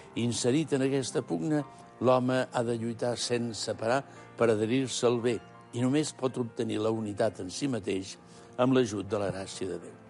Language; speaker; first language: Catalan; native; Catalan